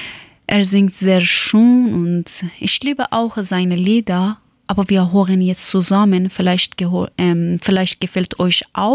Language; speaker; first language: German; non-native, learner; Persian